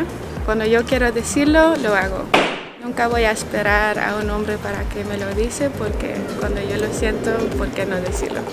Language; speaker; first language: Spanish; non-native, fluent; Dutch